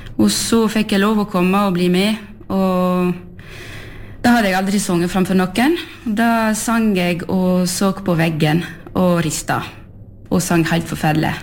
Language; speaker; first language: Norwegian; early bilingual, heritage; French